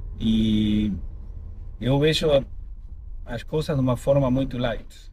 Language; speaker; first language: Portuguese; non-native, fluent; Spanish